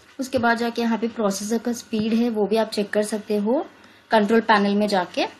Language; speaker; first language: Hindi; native; Hindi